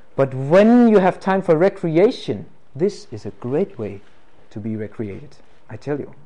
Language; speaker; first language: English; non-native, fluent; Danish